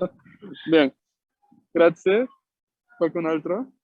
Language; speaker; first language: Italian; non-native, fluent; Spanish